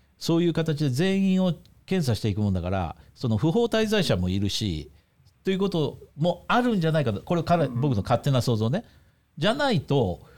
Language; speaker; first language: Japanese; native; Japanese